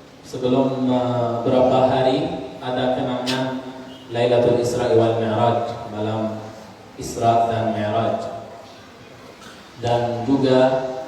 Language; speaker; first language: Indonesian; non-native, learner; Arabic